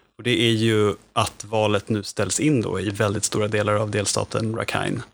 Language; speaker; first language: Swedish; native; Swedish